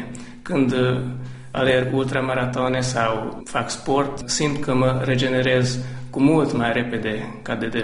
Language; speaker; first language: Romanian; non-native, local second language; Hungarian